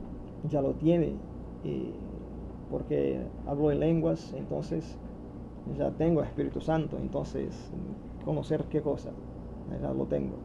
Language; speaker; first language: Spanish; non-native, learner; Portuguese